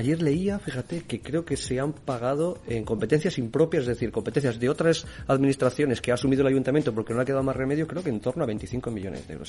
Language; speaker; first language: Spanish; native; Spanish